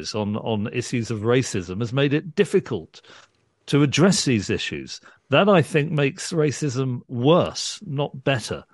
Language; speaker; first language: English; early bilingual, other home language; Urdu